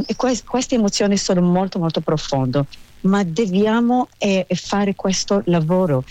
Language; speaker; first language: Italian; non-native, learner; Hebrew